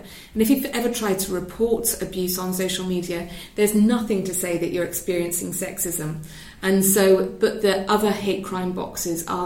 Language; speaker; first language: English; native; English